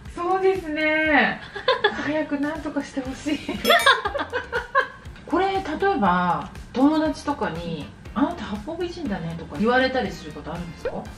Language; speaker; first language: Japanese; native; Japanese